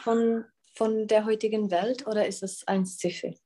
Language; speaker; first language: German; non-native, fluent; Czech